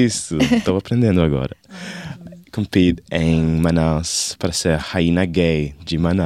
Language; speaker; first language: Portuguese; non-native, learner; English